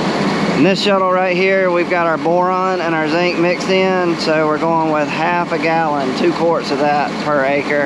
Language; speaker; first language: English; native; English